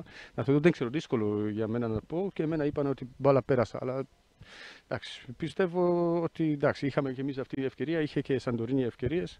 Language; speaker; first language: Greek; non-native, fluent; Polish